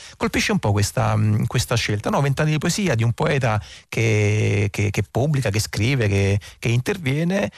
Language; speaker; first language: Italian; native; Italian